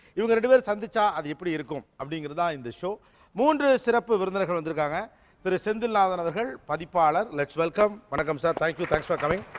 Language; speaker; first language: Tamil; native; Tamil